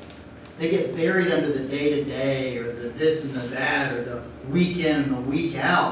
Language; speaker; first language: English; native; English